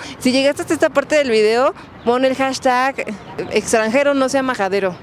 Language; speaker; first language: Spanish; native; Spanish